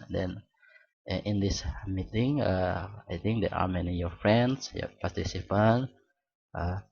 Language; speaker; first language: English; non-native, learner; Indonesian